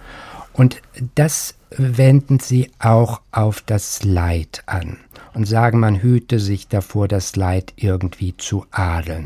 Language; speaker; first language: German; native; German